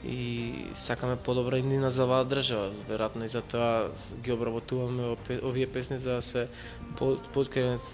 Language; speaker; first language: Macedonian; native; Macedonian